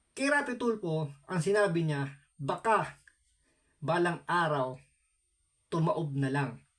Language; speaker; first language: Filipino; native; Filipino